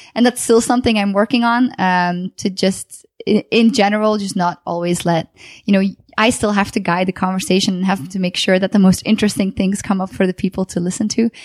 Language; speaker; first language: English; non-native, fluent; Dutch